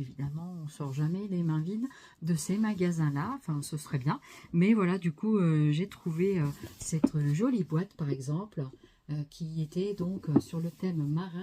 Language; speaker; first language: French; native; French